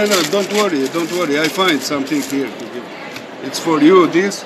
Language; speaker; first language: English; non-native, learner; Arabic